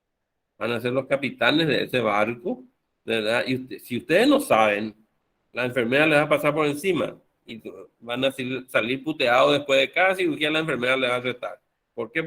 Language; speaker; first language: Spanish; native; Spanish